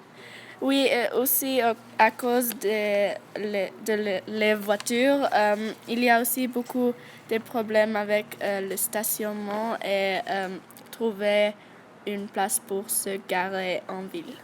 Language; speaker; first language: French; non-native, learner; English